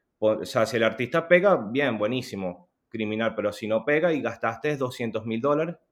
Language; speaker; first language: Spanish; native; Spanish